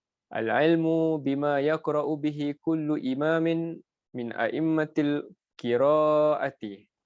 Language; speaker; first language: Arabic; non-native, fluent; Malay